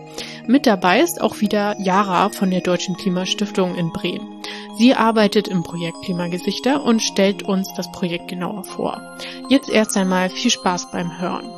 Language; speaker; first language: German; native; German